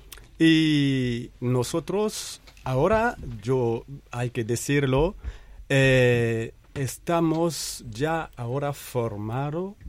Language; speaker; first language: Spanish; non-native, fluent; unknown